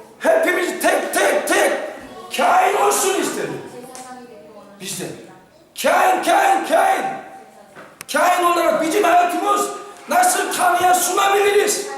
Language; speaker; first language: Turkish; non-native, fluent; Korean